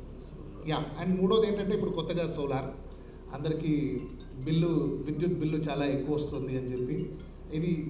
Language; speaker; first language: Telugu; native; Telugu